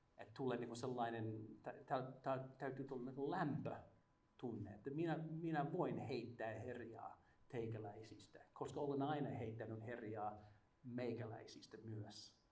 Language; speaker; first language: Finnish; non-native, fluent; English